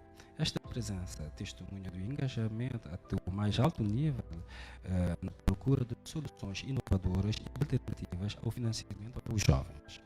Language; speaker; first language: Portuguese; non-native, fluent; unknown